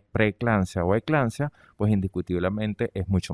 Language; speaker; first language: Spanish; native; Spanish